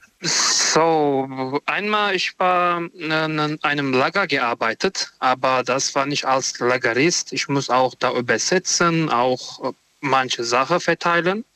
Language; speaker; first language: German; non-native, learner; Romanian